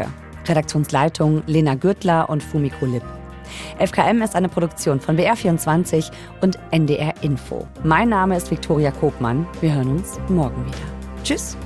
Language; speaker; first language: German; native; German